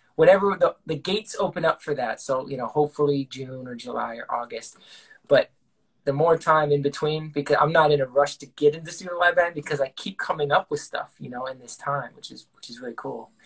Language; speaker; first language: English; native; English